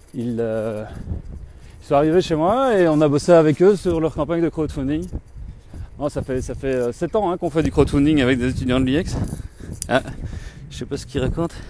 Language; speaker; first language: French; native; French